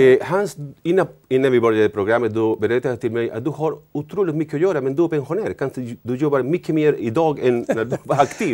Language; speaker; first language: Swedish; non-native, learner; Spanish